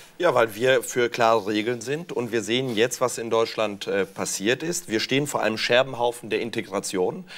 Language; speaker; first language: German; early bilingual, other home language; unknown